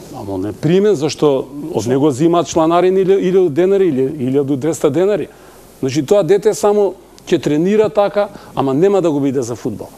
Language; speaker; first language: Macedonian; non-native, local second language; Albanian